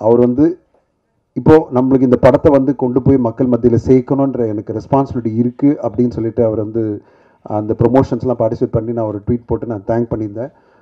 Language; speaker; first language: Tamil; native; Tamil